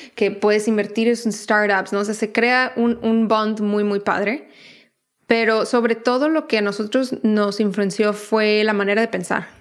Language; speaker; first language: Spanish; native; Spanish